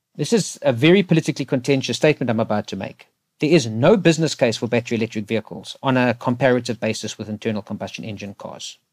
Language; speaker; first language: English; native; English